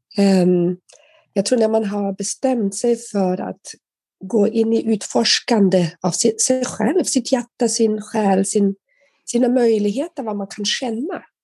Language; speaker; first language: Swedish; non-native, fluent; German